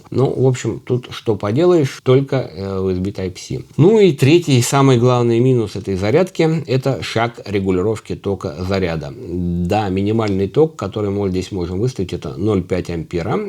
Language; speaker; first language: Russian; native; Russian